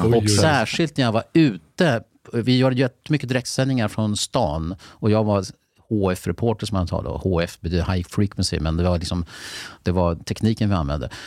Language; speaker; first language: Swedish; native; Swedish